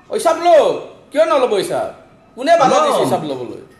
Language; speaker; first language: Assamese; non-native, local second language; Bangla